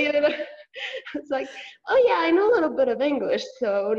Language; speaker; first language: English; non-native, fluent; Spanish